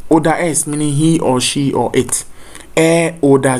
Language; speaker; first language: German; non-native, fluent; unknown